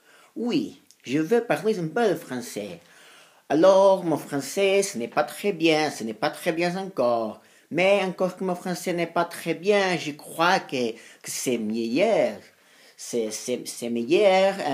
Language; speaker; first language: French; non-native, learner; Spanish